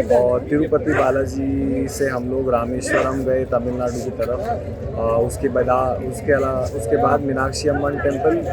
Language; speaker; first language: Hindi; native; Hindi